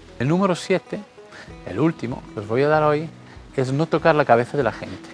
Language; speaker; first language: Spanish; non-native, fluent; Italian